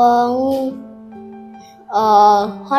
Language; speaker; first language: English; non-native, learner; Vietnamese